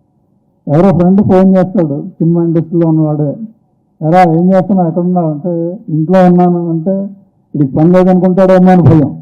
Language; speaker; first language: Telugu; native; Telugu